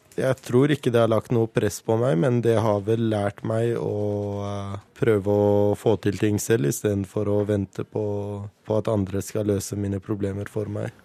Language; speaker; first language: Norwegian; early bilingual, other home language; Kurdish